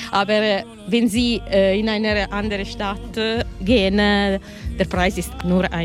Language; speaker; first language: German; non-native, learner; Italian